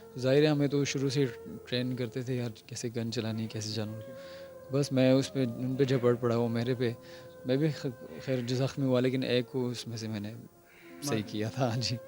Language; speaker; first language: Urdu; non-native, local second language; Pashto